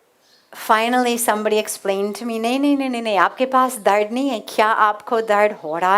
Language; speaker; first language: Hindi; non-native, fluent; English